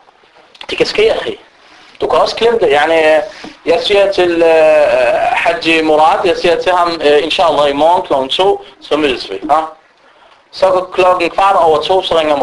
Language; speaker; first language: Danish; non-native, fluent; Arabic